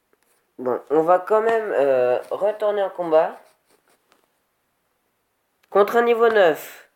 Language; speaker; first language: French; native; French